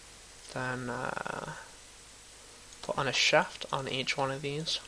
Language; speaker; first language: English; native; English